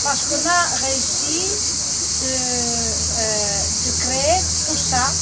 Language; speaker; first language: French; non-native, learner; Greek